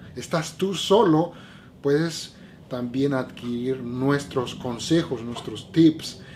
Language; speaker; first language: Spanish; native; Spanish